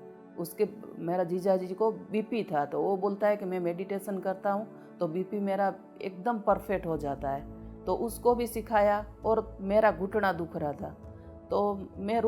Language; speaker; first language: Hindi; non-native, local second language; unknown